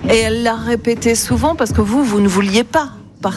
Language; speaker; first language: French; native; French